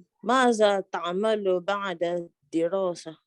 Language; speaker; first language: Arabic; non-native, learner; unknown